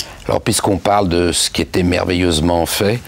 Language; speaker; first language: French; native; French